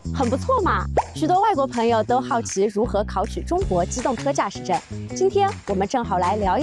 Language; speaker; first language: Chinese; native; Chinese